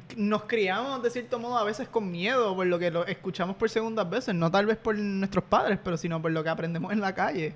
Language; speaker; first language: Spanish; native; Spanish